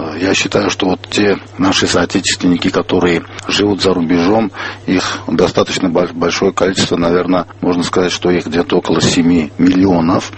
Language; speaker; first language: Russian; non-native, local second language; Armenian